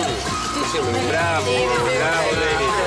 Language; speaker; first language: Italian; native; Italian